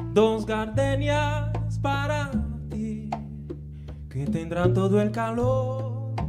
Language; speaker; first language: Spanish; native; Spanish